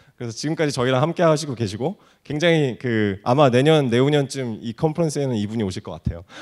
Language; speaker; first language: Korean; native; Korean